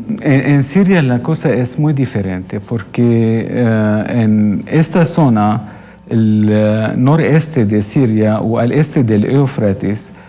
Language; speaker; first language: Spanish; non-native, fluent; Arabic